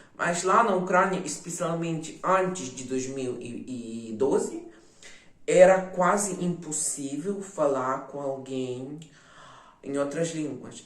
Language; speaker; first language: Portuguese; non-native, local second language; Ukrainian